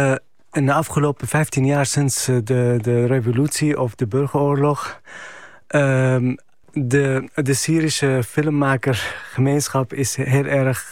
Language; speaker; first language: Dutch; non-native, fluent; Arabic